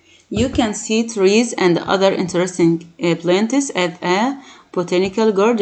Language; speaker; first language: English; non-native, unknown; Arabic